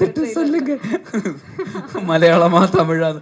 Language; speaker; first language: Tamil; non-native, local second language; Malayalam